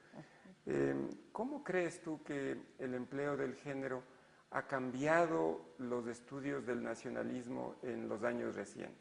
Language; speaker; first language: Spanish; native; Spanish